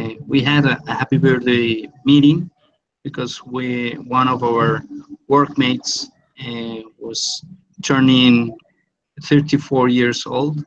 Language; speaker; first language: English; non-native, learner; Spanish